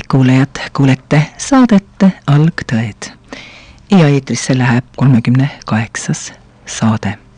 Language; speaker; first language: Estonian; native; Estonian